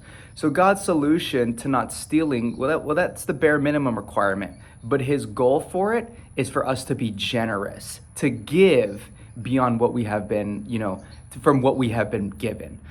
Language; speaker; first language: English; native; English